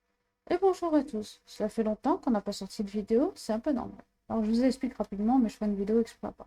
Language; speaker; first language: French; native; French